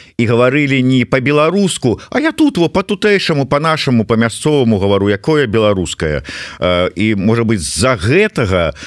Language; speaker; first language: Belarusian; non-native, local second language; Russian